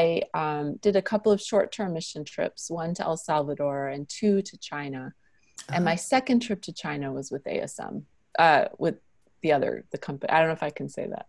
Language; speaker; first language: English; native; English